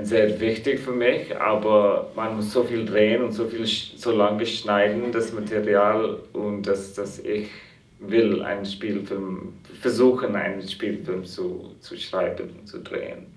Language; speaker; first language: German; non-native, fluent; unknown